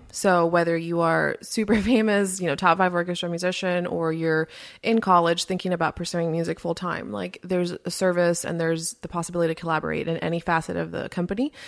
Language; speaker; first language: English; early bilingual, other home language; Spanish